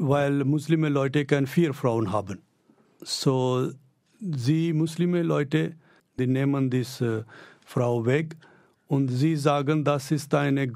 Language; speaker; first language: German; non-native, learner; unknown